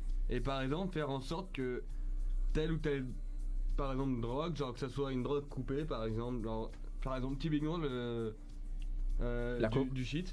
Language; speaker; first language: French; native; French